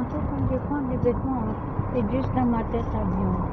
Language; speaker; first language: French; non-native, learner; Filipino